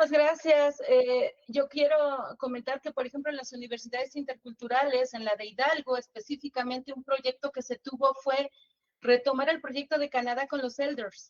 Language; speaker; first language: Spanish; native; Spanish